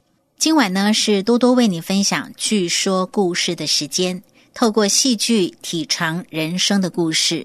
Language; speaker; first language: Chinese; native; Chinese